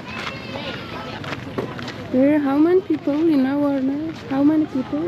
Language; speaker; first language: English; non-native, learner; Turkmen